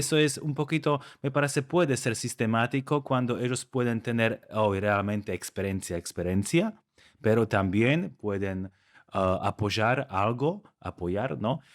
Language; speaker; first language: Spanish; non-native, fluent; Slovak